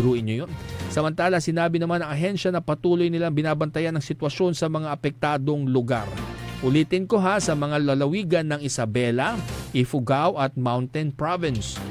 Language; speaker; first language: Filipino; non-native, local second language; Iloko